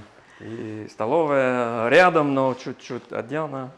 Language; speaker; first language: Russian; non-native, fluent; English